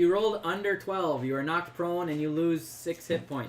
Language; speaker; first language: English; native; English